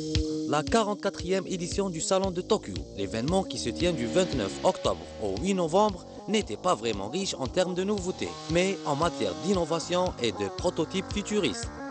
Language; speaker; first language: French; non-native, local second language; Arabic